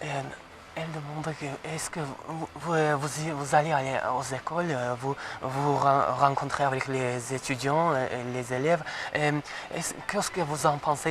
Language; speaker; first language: French; non-native, fluent; Azerbaijani